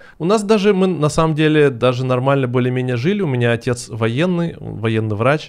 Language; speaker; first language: Russian; native; Russian